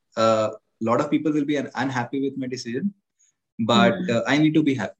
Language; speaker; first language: English; non-native, local second language; Hindi